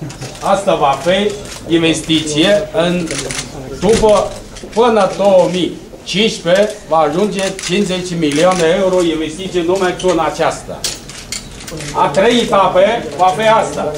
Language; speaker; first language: Romanian; non-native, learner; Chinese